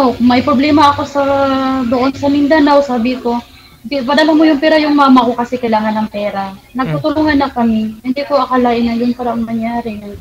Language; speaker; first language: Filipino; non-native, local second language; Cebuano